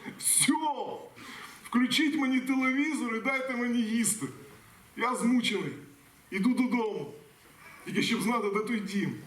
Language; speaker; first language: Ukrainian; non-native, local second language; Russian